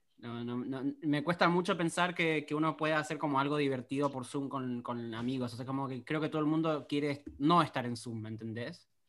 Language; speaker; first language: Spanish; native; Spanish